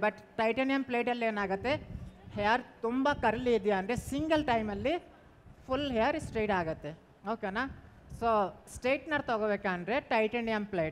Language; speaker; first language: Kannada; non-native, local second language; Hindi